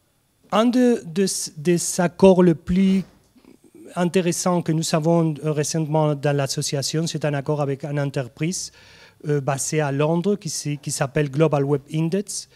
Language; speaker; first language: French; non-native, fluent; Spanish